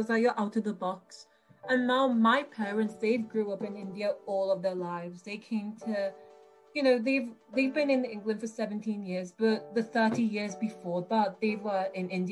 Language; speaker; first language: English; native; English